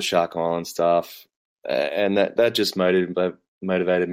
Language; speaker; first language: English; native; English